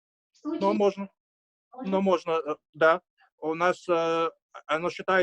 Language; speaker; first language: Russian; early bilingual, heritage; Russian